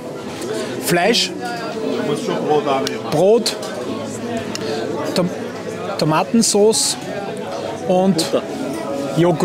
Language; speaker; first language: German; native; German